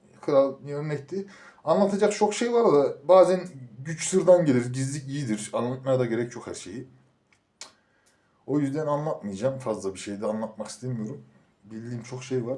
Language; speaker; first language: Turkish; native; Turkish